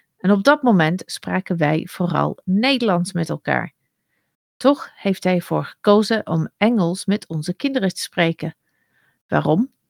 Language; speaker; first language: Dutch; non-native, fluent; English